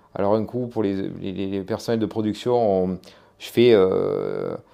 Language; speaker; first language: French; native; French